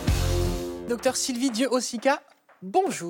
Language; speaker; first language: French; native; French